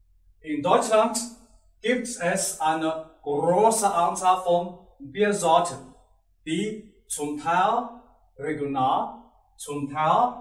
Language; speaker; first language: German; non-native, learner; Chinese